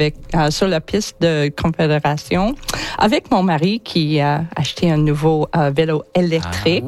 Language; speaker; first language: French; non-native, fluent; English